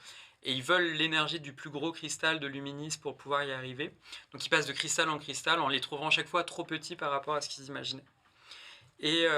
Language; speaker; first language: French; native; French